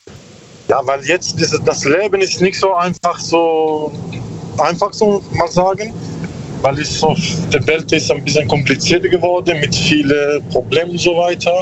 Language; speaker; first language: German; non-native, learner; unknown